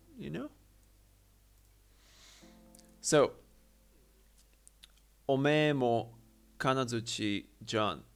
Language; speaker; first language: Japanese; non-native, learner; English